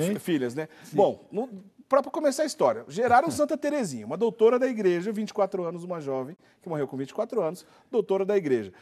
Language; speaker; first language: Portuguese; native; Portuguese